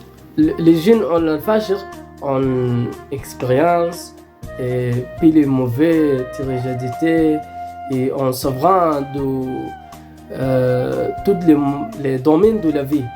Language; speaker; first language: French; non-native, learner; Arabic